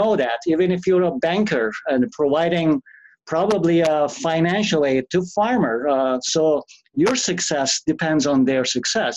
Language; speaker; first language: English; non-native, fluent; Turkish